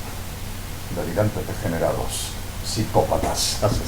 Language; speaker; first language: Spanish; native; Spanish